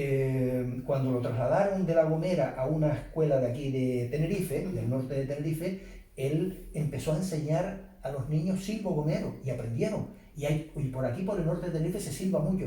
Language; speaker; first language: Spanish; native; Spanish